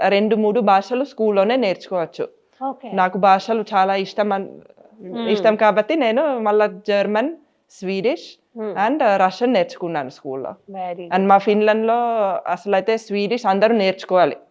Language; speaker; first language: Telugu; non-native, fluent; Finnish